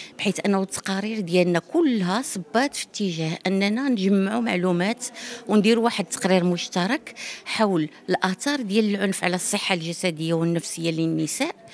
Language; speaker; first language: Arabic; native; Arabic